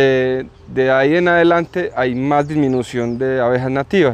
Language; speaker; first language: Spanish; native; Spanish